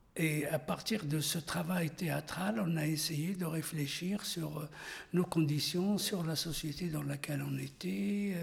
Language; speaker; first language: French; non-native, local second language; Arabic